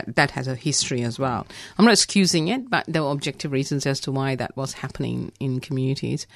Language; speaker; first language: English; non-native, local second language; Tamil